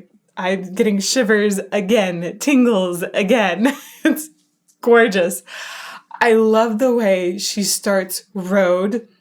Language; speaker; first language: English; native; English